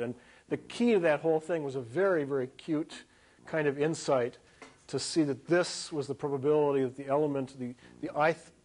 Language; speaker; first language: English; native; English